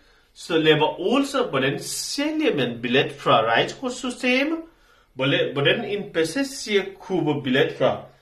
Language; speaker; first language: Danish; non-native, learner; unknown